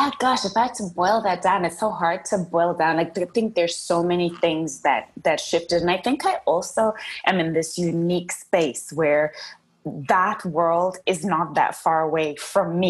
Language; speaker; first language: English; non-native, local second language; Shona